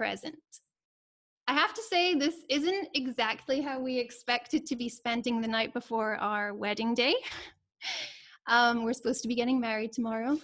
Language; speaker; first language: English; native; English